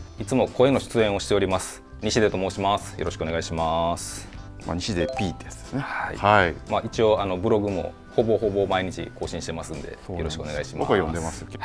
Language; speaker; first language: Japanese; native; Japanese